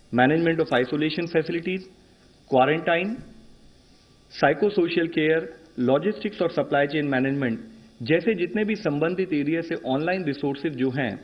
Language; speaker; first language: Hindi; native; Hindi